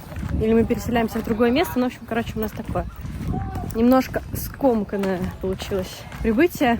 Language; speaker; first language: Russian; native; Russian